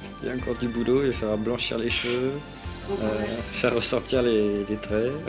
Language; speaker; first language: French; native; French